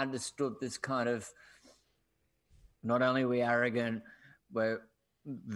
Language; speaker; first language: English; native; English